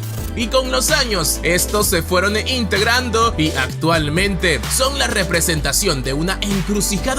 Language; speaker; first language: Spanish; native; Spanish